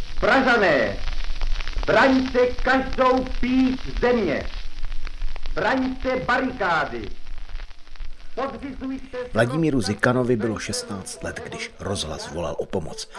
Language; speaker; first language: Czech; native; Czech